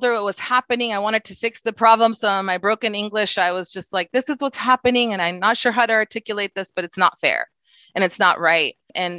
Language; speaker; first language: English; non-native, fluent; Spanish